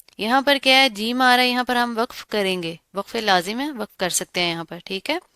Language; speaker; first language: Urdu; native; Urdu